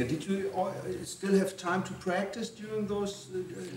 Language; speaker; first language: English; non-native, fluent; German